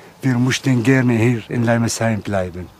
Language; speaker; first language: German; non-native, learner; Arabic